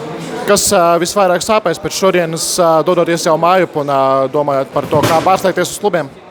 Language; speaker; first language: Latvian; native; Latvian